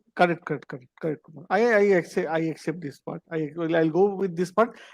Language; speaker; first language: English; non-native, local second language; Bangla